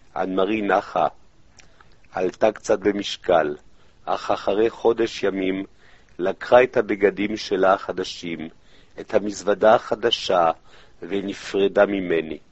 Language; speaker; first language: Hebrew; non-native, fluent; French